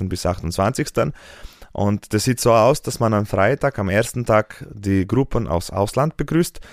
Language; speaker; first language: German; non-native, fluent; Slovenian